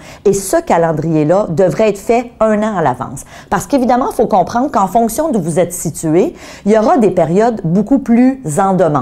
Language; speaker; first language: French; native; French